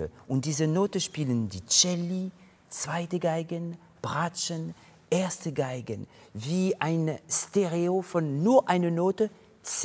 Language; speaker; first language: German; non-native, fluent; French